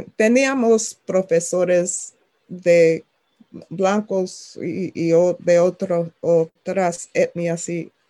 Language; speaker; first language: Spanish; non-native, fluent; English